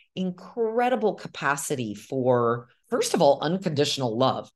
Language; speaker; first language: English; native; English